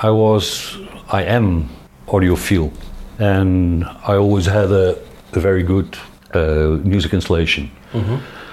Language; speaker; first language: English; non-native, fluent; Dutch